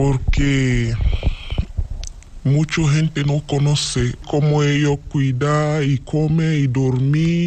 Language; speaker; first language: Spanish; non-native, learner; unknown